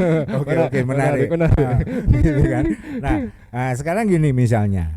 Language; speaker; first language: Indonesian; non-native, local second language; Javanese